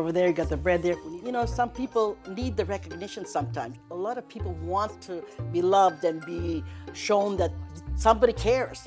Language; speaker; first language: English; native; English